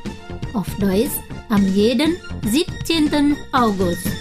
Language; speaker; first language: German; non-native, fluent; Indonesian